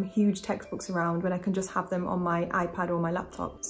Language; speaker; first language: English; native; English